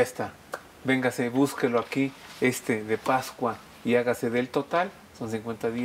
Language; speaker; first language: Spanish; native; Spanish